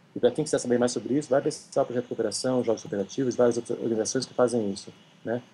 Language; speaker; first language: Portuguese; native; Portuguese